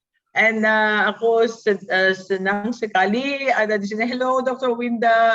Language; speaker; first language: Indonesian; non-native, learner; Filipino